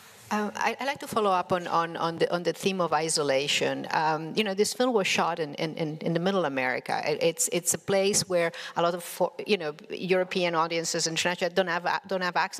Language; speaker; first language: English; non-native, fluent; Italian